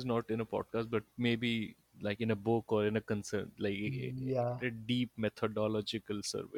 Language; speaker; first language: English; non-native, local second language; Bangla